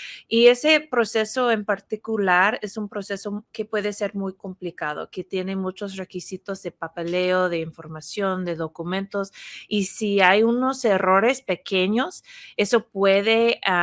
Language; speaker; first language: Spanish; non-native, fluent; English